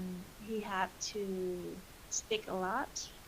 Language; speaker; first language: English; non-native, learner; Vietnamese